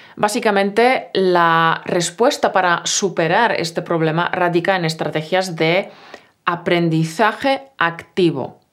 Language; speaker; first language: Spanish; native; Spanish